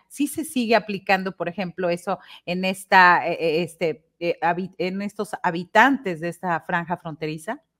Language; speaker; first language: Spanish; native; Spanish